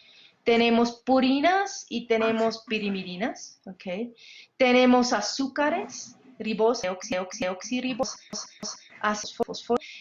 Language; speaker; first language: Spanish; non-native, fluent; English